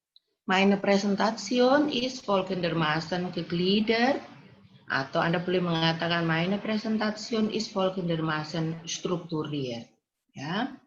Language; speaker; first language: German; non-native, fluent; Indonesian